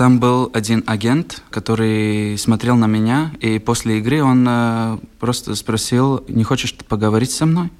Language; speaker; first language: Russian; non-native, local second language; Latvian